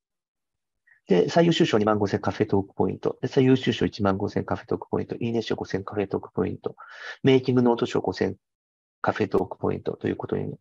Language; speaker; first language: Japanese; native; Japanese